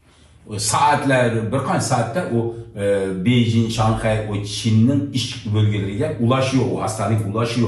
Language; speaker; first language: Turkish; non-native, learner; Uyghur